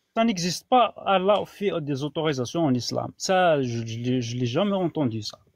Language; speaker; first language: French; non-native, local second language; Kabyle